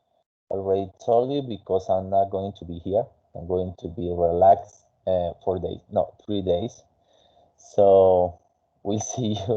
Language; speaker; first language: English; non-native, fluent; Spanish